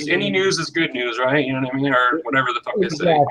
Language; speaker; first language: English; native; English